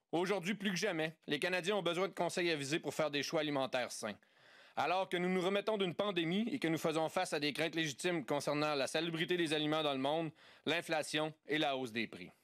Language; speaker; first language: French; native; French